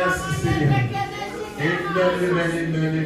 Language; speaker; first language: French; non-native, local second language; Haitian Creole